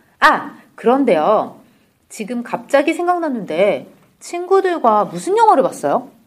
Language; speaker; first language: Korean; native; Korean